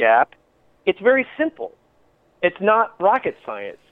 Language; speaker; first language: English; native; English